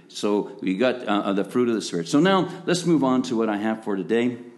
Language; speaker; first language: English; native; English